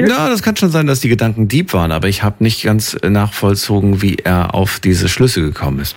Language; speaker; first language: German; native; German